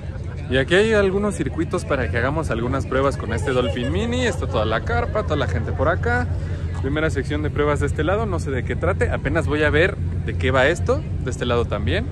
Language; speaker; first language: Spanish; native; Spanish